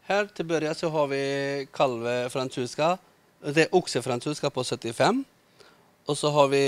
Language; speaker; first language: Norwegian; non-native, learner; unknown